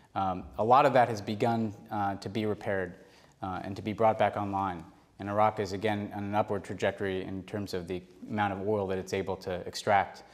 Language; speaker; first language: English; native; English